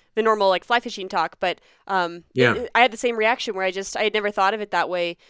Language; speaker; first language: English; native; English